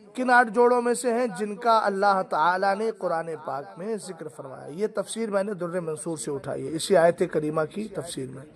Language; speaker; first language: Urdu; native; Urdu